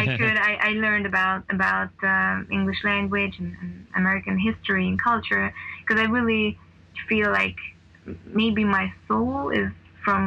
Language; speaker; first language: English; non-native, fluent; Hungarian